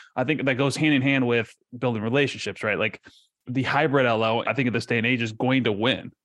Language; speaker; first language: English; early bilingual, other home language; Spanish